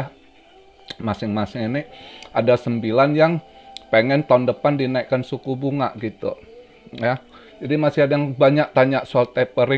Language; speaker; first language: Indonesian; native; Indonesian